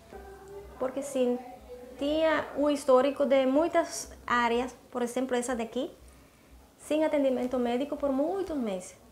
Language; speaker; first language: Portuguese; non-native, fluent; Spanish